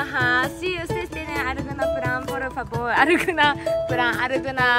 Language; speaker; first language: Spanish; non-native, learner; Japanese